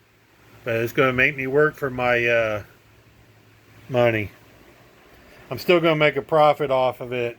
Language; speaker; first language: English; native; English